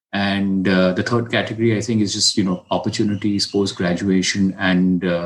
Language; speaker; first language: English; non-native, local second language; Hindi